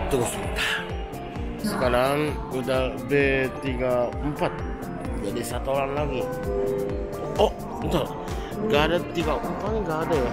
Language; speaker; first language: Indonesian; non-native, fluent; Japanese